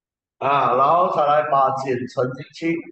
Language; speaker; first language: Chinese; native; Chinese